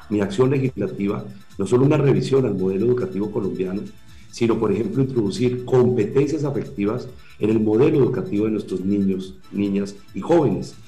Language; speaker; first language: Spanish; native; Spanish